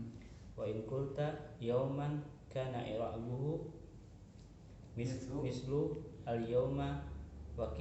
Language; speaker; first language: Arabic; non-native, learner; Indonesian